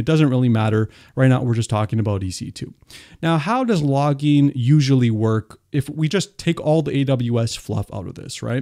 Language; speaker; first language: English; native; English